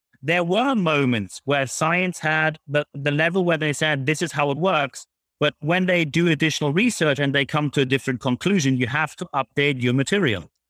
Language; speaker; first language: English; non-native, fluent; German